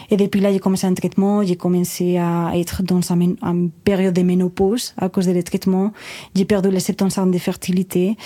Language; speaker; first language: French; non-native, fluent; Spanish